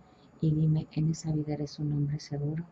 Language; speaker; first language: Spanish; native; Spanish